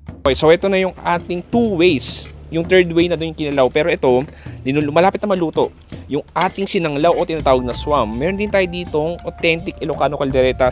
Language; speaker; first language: Filipino; native; Filipino